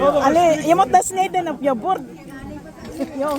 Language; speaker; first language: Dutch; non-native, learner; Filipino